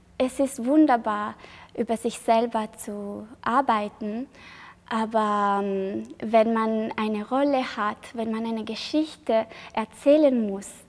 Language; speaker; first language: German; non-native, fluent; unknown